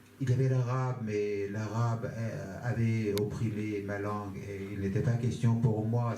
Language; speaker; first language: French; non-native, fluent; Kurdish